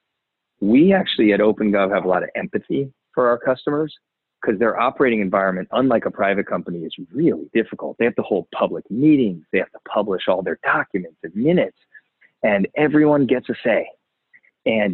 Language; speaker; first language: English; native; English